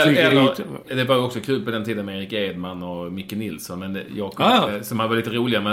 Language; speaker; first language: Swedish; native; Swedish